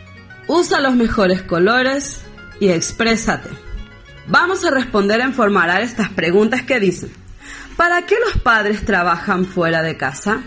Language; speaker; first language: Spanish; native; Spanish